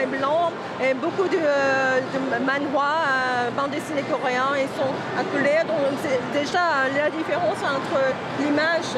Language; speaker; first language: French; non-native, fluent; Korean